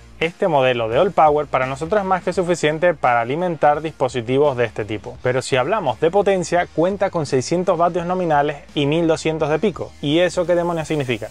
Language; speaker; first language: Spanish; native; Spanish